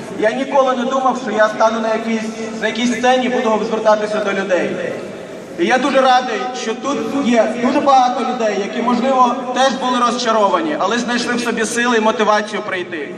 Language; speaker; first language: Ukrainian; early bilingual, other home language; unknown